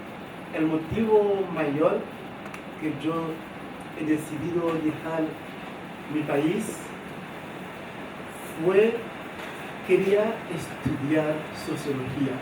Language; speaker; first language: Spanish; non-native, fluent; Haitian Creole